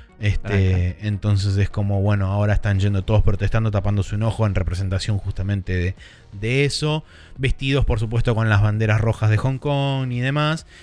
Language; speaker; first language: Spanish; native; Spanish